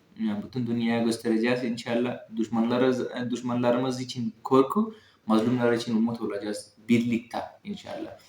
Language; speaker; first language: Turkish; non-native, fluent; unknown